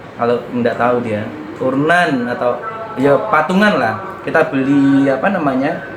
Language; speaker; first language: Indonesian; non-native, local second language; Javanese